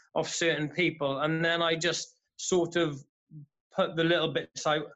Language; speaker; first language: English; native; English